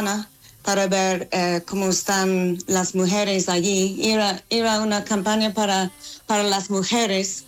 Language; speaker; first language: Spanish; non-native, learner; English